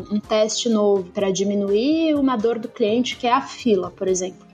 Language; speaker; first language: Portuguese; native; Portuguese